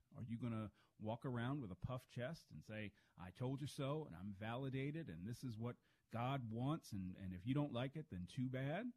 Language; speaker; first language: English; native; English